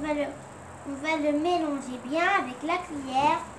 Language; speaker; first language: French; non-native, local second language; Arabic